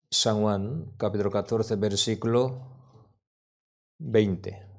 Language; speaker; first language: Spanish; non-native, learner; Korean